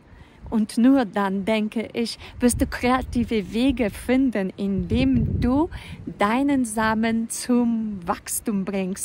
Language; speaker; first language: German; non-native, fluent; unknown